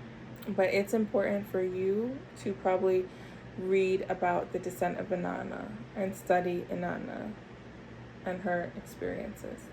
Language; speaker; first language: English; native; English